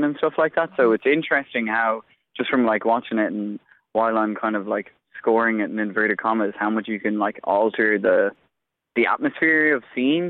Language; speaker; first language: English; native; English